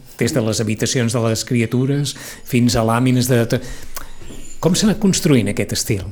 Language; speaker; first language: Catalan; native; Catalan